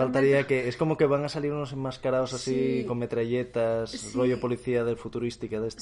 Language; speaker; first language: Spanish; native; Spanish